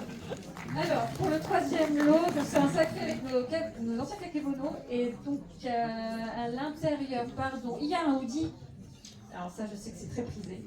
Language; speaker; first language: French; native; French